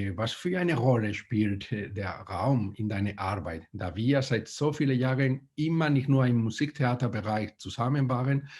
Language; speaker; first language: German; non-native, fluent; Spanish